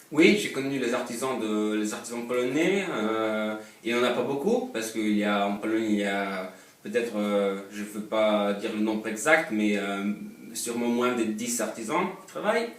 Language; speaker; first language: French; non-native, fluent; Polish